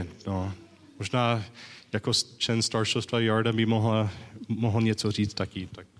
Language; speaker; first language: Czech; non-native, learner; English